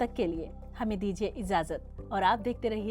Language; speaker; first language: Hindi; native; Hindi